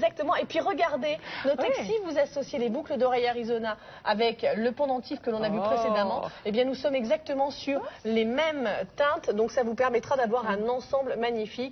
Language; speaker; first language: French; native; French